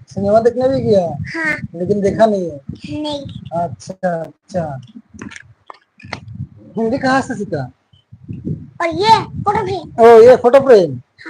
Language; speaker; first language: Hindi; non-native, local second language; Bangla